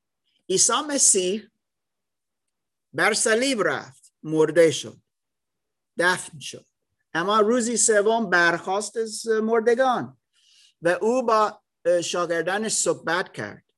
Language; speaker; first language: Persian; non-native, learner; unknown